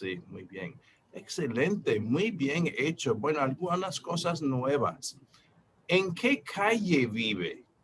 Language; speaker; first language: Spanish; non-native, fluent; English